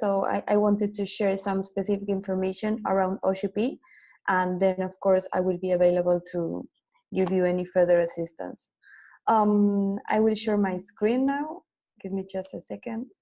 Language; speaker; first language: English; non-native, fluent; Spanish